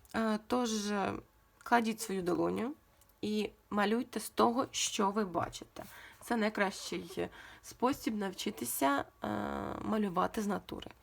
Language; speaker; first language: Ukrainian; non-native, local second language; Russian